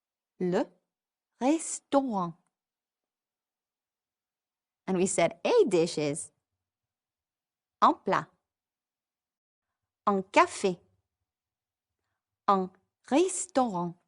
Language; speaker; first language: French; non-native, fluent; English